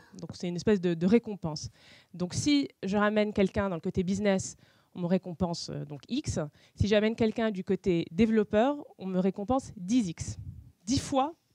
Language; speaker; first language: French; non-native, local second language; Arabic